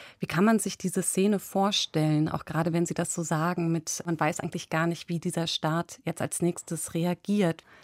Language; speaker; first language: German; native; German